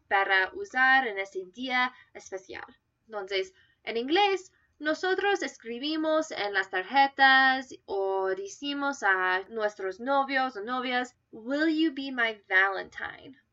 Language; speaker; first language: Spanish; non-native, fluent; English